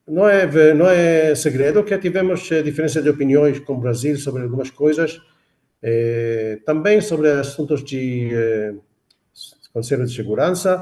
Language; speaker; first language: Portuguese; non-native, fluent; Hebrew